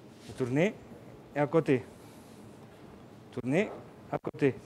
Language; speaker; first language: French; non-native, learner; Italian